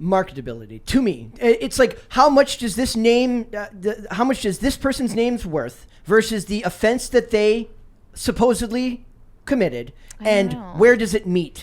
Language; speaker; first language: English; native; English